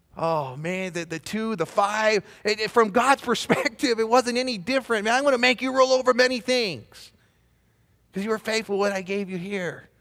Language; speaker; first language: English; native; English